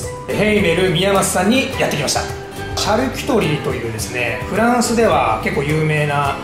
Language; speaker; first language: Japanese; native; Japanese